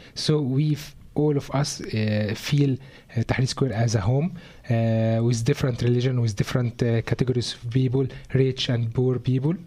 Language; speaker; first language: English; non-native, learner; Arabic